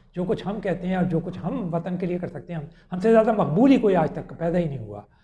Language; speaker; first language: Urdu; native; Urdu